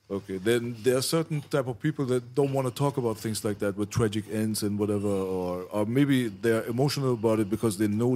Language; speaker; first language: English; non-native, fluent; Persian